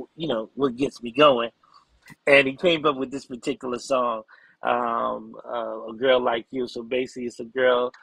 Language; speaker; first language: English; native; English